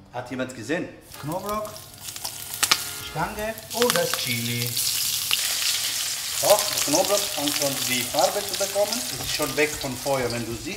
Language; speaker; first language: German; non-native, fluent; Italian